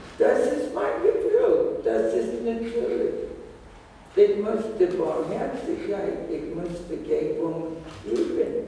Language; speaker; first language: German; non-native, fluent; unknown